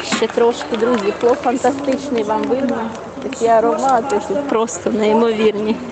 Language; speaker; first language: Ukrainian; native; Ukrainian